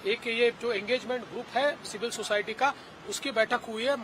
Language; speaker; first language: Hindi; non-native, local second language; Marathi